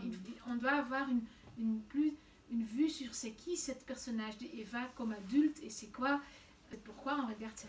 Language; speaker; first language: French; non-native, local second language; Dutch